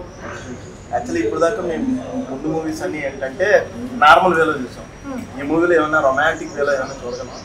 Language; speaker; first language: Telugu; native; Telugu